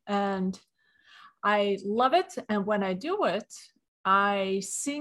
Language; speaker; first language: English; non-native, fluent; Swedish